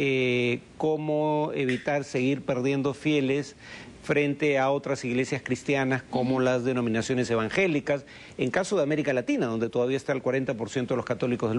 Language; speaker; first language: Spanish; native; Spanish